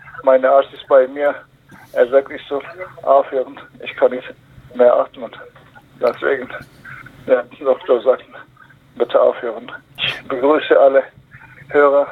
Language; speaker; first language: German; non-native, learner; Kurdish